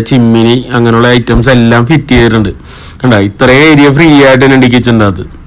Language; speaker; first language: Malayalam; native; Malayalam